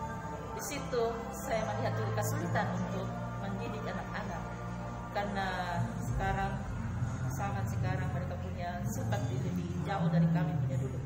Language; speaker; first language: Indonesian; non-native, learner; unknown